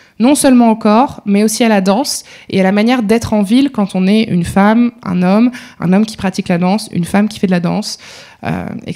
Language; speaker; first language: French; native; French